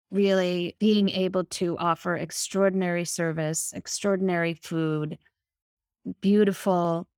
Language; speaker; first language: English; native; English